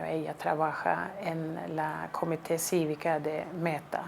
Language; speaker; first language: Spanish; non-native, fluent; Swedish